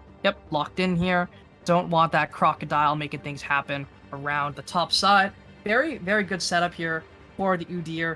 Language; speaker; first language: English; native; English